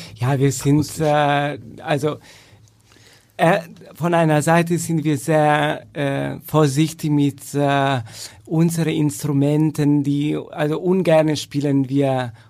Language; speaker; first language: German; non-native, fluent; Italian